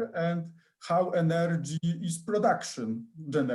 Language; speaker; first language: English; non-native, learner; Polish